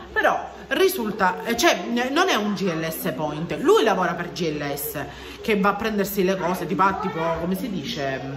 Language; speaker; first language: Italian; early bilingual, other home language; English